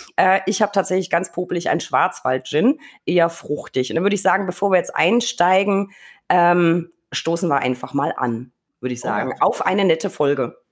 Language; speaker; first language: German; native; German